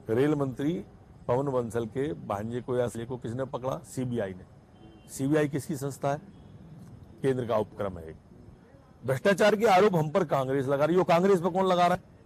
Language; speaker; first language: Hindi; native; Hindi